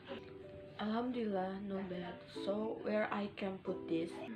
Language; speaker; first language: English; non-native, learner; Indonesian